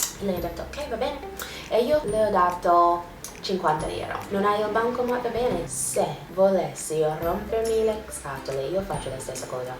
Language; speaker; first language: Italian; non-native, learner; English